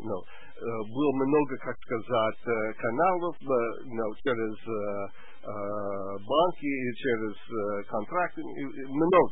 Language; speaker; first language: Russian; non-native, learner; English